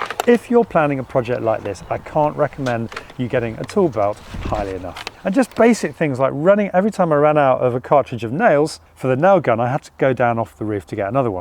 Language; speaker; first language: English; native; English